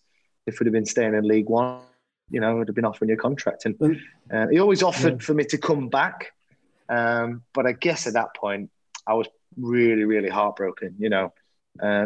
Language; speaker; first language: English; native; English